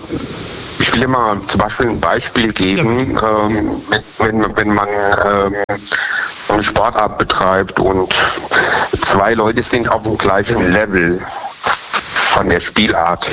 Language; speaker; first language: German; native; German